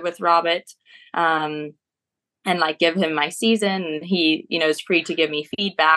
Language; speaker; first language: English; native; English